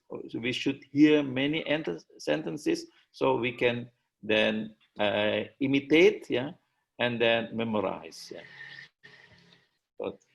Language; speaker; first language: English; non-native, learner; Indonesian